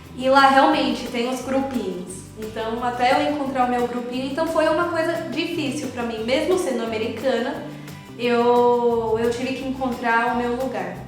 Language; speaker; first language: Portuguese; early bilingual, other home language; English